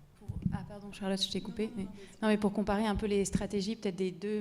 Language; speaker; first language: French; native; French